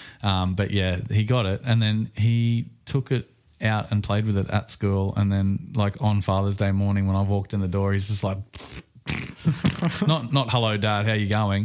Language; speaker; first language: English; native; English